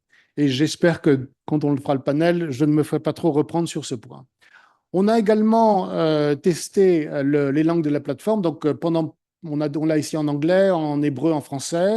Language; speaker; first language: French; native; French